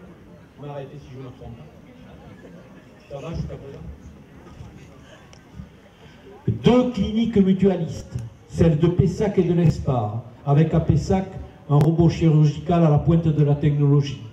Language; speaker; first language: French; native; French